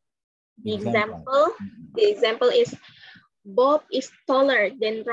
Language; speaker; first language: English; non-native, learner; Indonesian